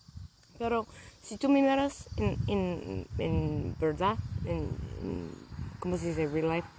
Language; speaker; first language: Spanish; non-native, learner; English